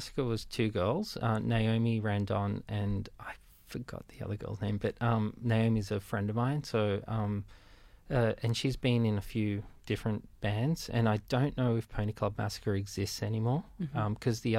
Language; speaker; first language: English; native; English